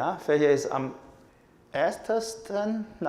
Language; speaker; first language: German; non-native, learner; Chinese